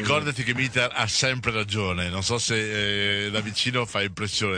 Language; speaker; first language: Italian; native; Italian